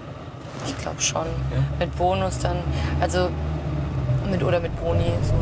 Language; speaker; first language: German; native; German